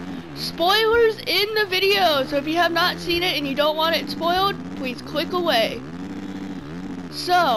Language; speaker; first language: English; native; English